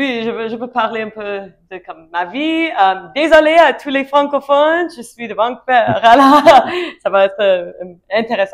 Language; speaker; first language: French; non-native, learner; English